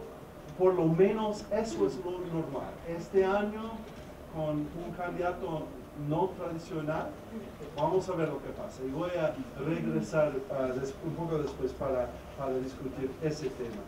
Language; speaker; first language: Spanish; non-native, fluent; English